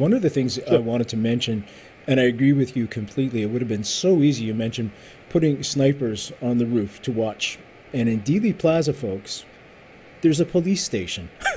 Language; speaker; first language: English; native; English